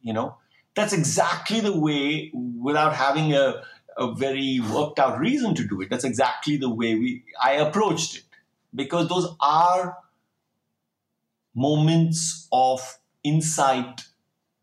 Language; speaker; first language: English; non-native, local second language; Hindi